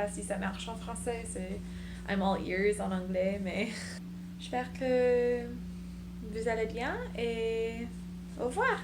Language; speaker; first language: French; non-native, learner; English